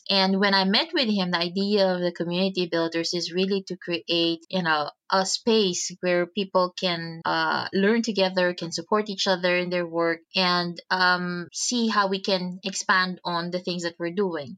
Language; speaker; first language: English; non-native, local second language; Filipino